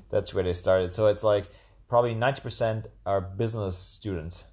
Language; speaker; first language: English; non-native, fluent; German